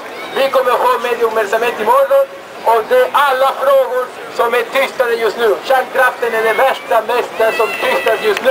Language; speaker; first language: Swedish; non-native, learner; Spanish